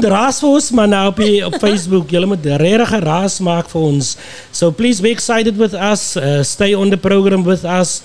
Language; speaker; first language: English; non-native, local second language; Afrikaans